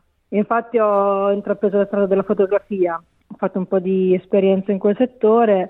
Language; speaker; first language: Italian; native; Italian